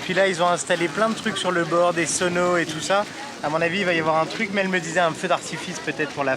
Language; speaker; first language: French; native; French